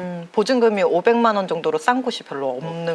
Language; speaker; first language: Korean; native; Korean